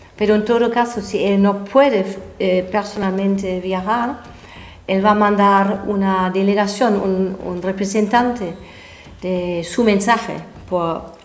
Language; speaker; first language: Spanish; non-native, fluent; German